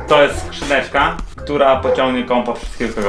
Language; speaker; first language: Polish; native; Polish